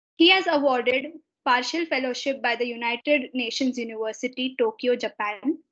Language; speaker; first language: English; non-native, local second language; Marathi